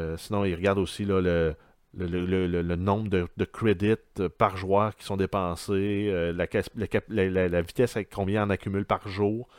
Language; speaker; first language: French; native; French